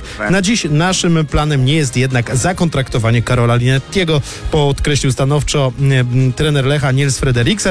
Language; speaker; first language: Polish; native; Polish